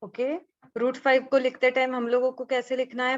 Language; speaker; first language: Hindi; non-native, local second language; Marathi